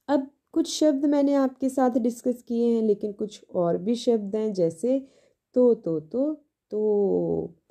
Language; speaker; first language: Hindi; native; Hindi